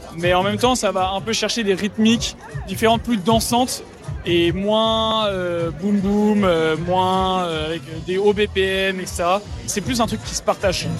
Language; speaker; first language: French; native; French